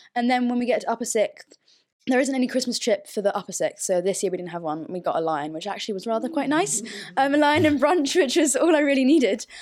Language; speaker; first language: English; early bilingual, other home language; German